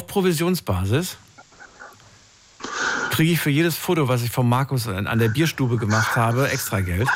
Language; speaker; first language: German; native; German